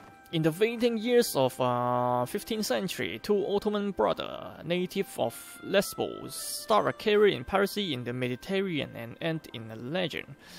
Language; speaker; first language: English; non-native, local second language; Cantonese